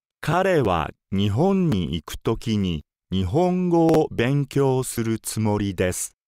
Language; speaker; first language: Japanese; native; Japanese